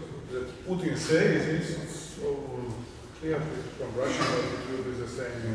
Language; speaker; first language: Russian; non-native, fluent; Georgian